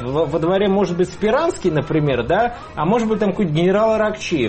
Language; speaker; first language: Russian; native; Russian